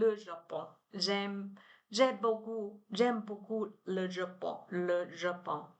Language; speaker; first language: French; non-native, learner; Chinese